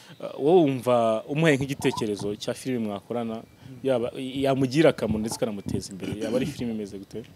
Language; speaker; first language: Kinyarwanda; native; Kinyarwanda